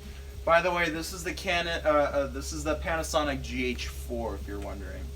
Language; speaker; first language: English; native; English